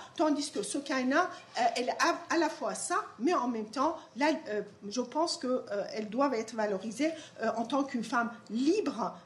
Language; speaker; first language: French; non-native, fluent; Persian